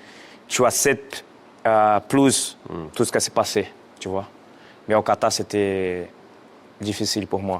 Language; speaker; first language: French; non-native, fluent; Portuguese